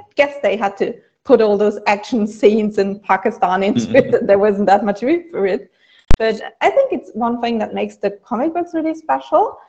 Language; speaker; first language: English; non-native, fluent; German